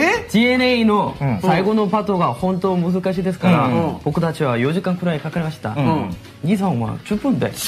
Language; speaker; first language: Japanese; non-native, learner; Korean